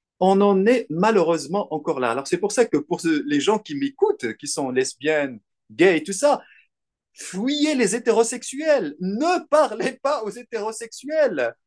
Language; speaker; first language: French; non-native, local second language; Arabic